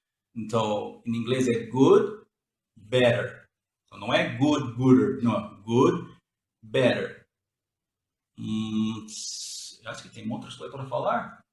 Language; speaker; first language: Portuguese; non-native, learner; English